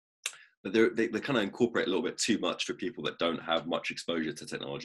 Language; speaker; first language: English; native; English